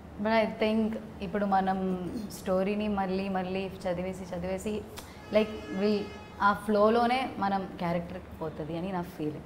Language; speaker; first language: Telugu; non-native, learner; Malayalam